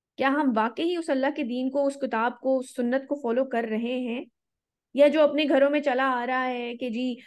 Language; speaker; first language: Urdu; native; Urdu